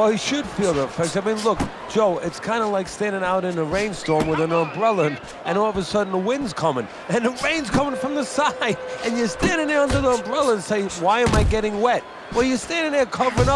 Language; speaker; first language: English; native; English